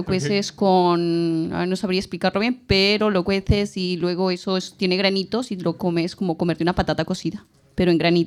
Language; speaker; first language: Spanish; native; Spanish